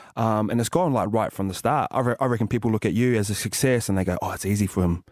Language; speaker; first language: English; native; English